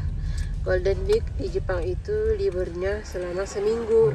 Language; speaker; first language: Indonesian; native; Indonesian